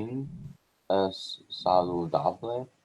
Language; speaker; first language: Spanish; non-native, learner; English